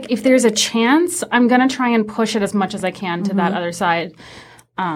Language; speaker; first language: English; early bilingual, other home language; Persian